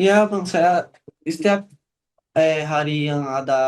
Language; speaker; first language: Indonesian; non-native, learner; Portuguese